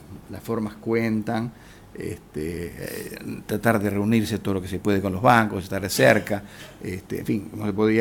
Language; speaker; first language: Spanish; native; Spanish